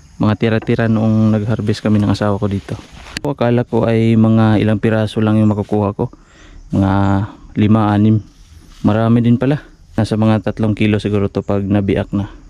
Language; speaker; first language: Filipino; non-native, local second language; Cebuano